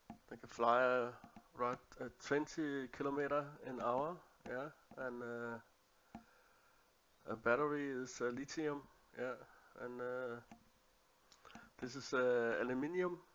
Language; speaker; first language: English; non-native, learner; Danish